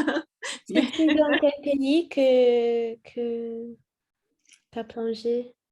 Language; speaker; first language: French; non-native, learner; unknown